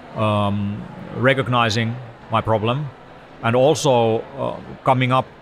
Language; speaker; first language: English; non-native, fluent; Finnish